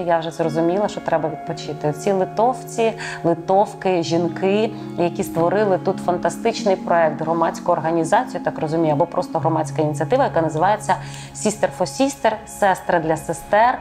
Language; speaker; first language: Ukrainian; native; Ukrainian